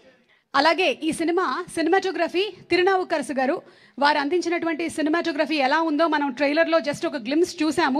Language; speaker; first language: Telugu; native; Telugu